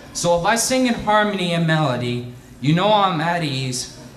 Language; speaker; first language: English; native; English